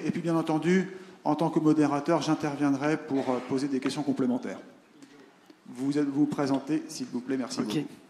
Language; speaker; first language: French; native; French